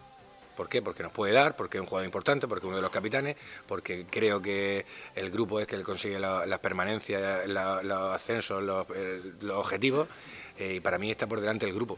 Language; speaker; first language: Spanish; native; Spanish